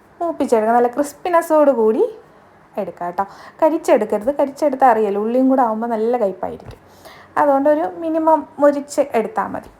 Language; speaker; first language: Malayalam; native; Malayalam